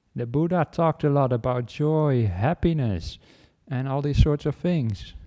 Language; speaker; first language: English; non-native, fluent; Dutch